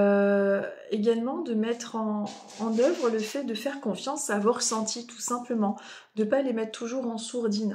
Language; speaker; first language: French; native; French